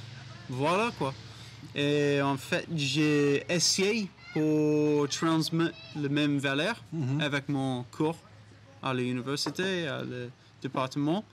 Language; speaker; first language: French; non-native, learner; English